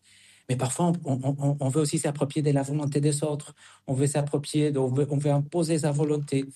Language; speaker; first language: French; non-native, fluent; Spanish